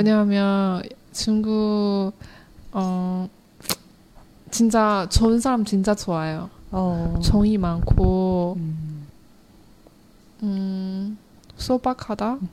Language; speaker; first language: Korean; non-native, learner; Chinese